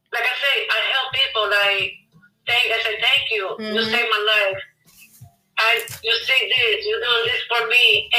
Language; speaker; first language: English; non-native, learner; Spanish